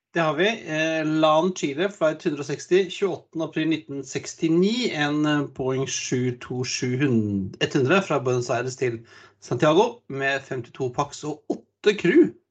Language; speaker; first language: Norwegian; native; Norwegian